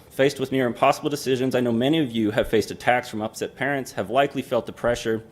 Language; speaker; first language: English; native; English